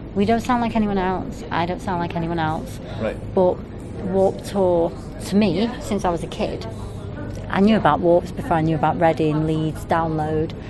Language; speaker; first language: English; native; English